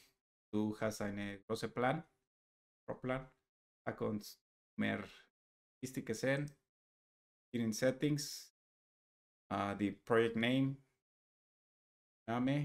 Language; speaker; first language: German; non-native, learner; Spanish